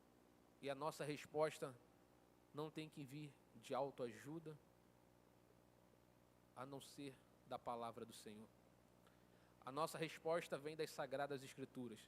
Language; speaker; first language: Portuguese; native; Portuguese